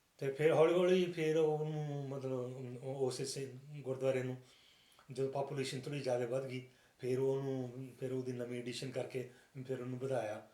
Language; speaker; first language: Punjabi; native; Punjabi